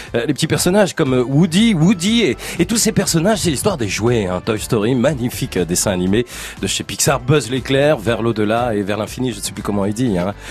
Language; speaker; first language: French; native; French